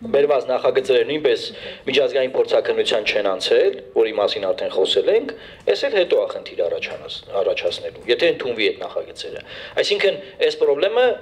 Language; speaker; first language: Armenian; native; Armenian